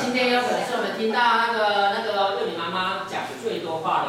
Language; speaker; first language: Chinese; native; Chinese